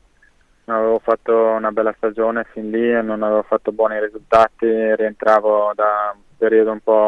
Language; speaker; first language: Italian; native; Italian